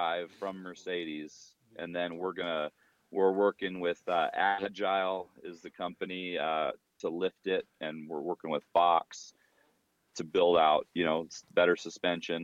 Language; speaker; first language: English; native; English